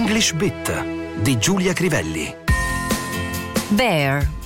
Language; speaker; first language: Italian; native; Italian